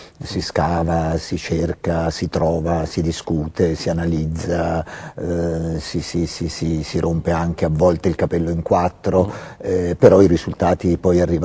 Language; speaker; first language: Italian; native; Italian